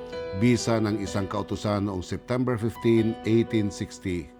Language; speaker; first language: Filipino; non-native, local second language; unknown